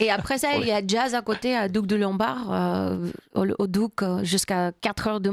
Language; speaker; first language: French; non-native, learner; English